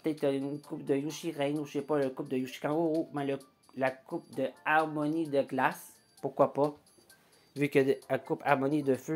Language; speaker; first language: French; native; French